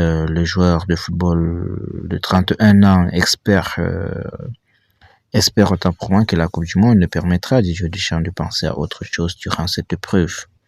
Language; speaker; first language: French; native; French